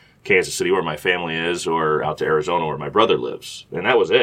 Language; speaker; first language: English; native; English